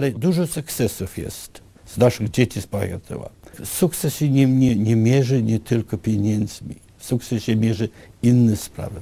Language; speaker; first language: Polish; early bilingual, other home language; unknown